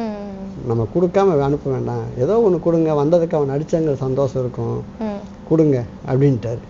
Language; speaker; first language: Tamil; native; Tamil